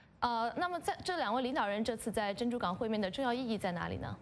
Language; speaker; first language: Chinese; native; Chinese